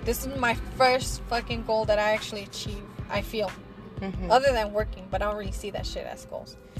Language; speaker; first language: English; early bilingual, other home language; Spanish